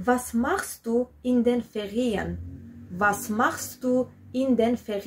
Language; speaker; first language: German; non-native, fluent; Georgian